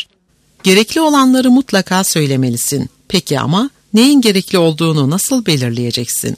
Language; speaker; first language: Turkish; native; Turkish